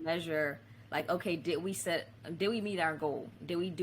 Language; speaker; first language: English; native; English